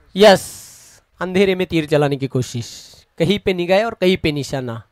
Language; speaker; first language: Hindi; non-native, local second language; Marathi